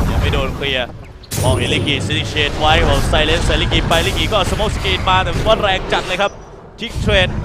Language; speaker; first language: Thai; native; Thai